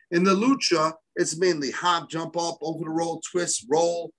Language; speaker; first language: English; native; English